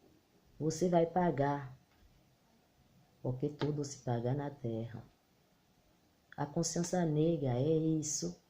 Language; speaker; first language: Portuguese; non-native, learner; Haitian Creole